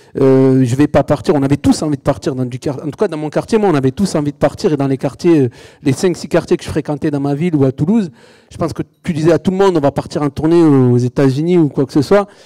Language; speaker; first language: French; native; French